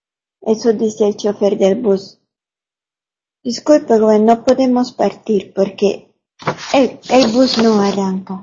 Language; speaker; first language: Spanish; non-native, learner; German